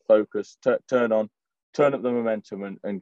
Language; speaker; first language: English; native; English